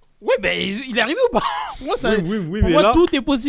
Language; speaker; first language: French; native; French